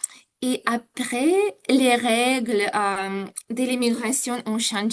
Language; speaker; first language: French; non-native, fluent; Ukrainian